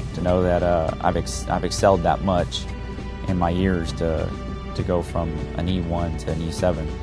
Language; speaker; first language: English; native; English